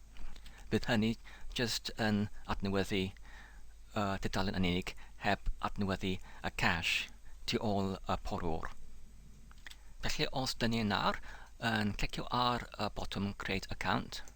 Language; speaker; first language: Welsh; non-native, fluent; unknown